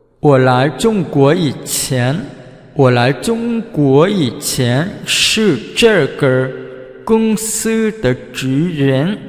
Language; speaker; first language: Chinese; non-native, fluent; Vietnamese